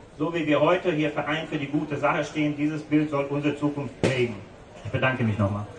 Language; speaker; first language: German; non-native, fluent; Bosnian